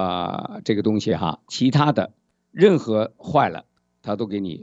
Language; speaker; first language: Chinese; native; Chinese